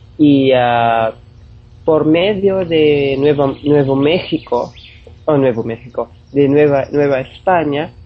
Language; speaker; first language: Spanish; non-native, fluent; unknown